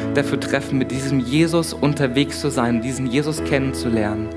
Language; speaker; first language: German; native; German